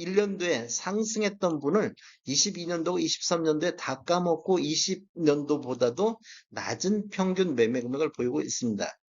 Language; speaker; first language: Korean; native; Korean